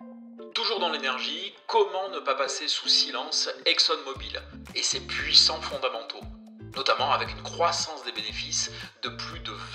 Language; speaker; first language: French; native; French